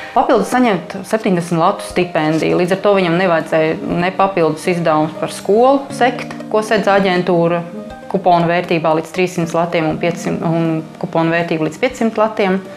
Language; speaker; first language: Latvian; native; Latvian